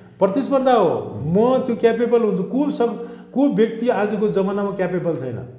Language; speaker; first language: Nepali; native; Nepali